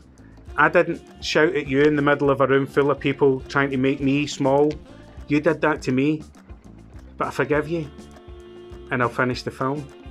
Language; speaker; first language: English; native; English